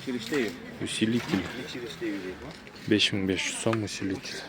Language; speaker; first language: Russian; non-native, local second language; Kyrgyz